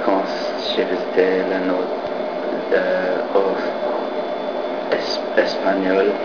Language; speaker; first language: French; non-native, learner; English